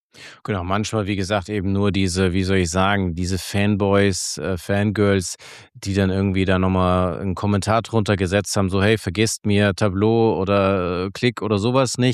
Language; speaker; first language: German; native; German